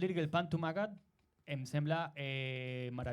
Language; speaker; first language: Catalan; non-native, learner; Spanish